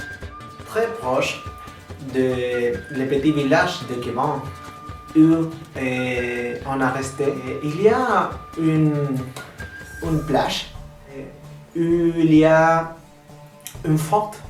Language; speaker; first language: French; non-native, learner; Spanish